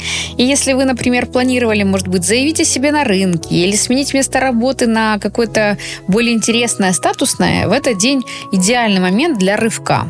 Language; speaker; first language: Russian; native; Russian